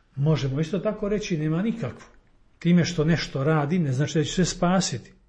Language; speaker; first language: Croatian; native; Croatian